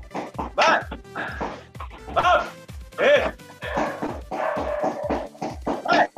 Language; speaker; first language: Portuguese; non-native, learner; Spanish